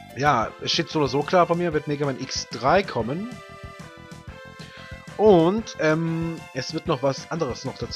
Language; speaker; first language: German; native; German